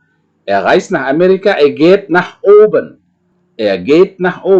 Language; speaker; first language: German; non-native, fluent; Indonesian